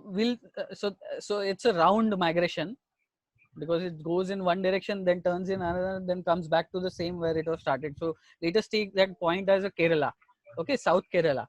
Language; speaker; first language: English; non-native, local second language; Marathi